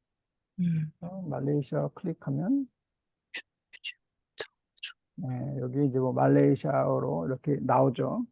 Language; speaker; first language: Korean; native; Korean